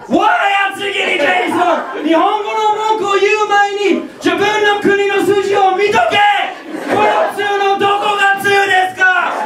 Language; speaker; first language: Japanese; non-native, fluent; English